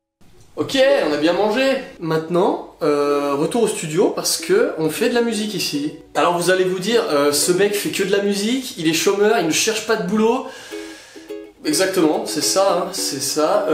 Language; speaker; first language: French; native; French